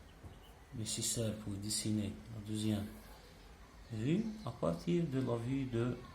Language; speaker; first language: French; non-native, local second language; Arabic